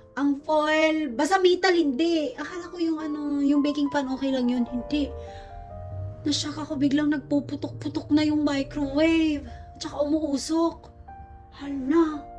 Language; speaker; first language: Filipino; non-native, local second language; Cebuano